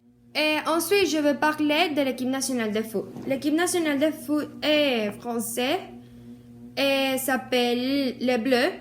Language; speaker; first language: French; non-native, learner; Spanish